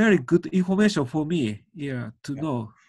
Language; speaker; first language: English; non-native, learner; Japanese